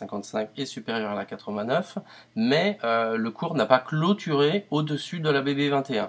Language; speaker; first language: French; native; French